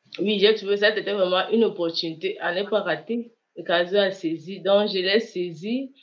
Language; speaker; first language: French; non-native, local second language; Kinyarwanda